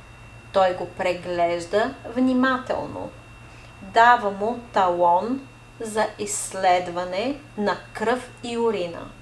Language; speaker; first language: Bulgarian; non-native, fluent; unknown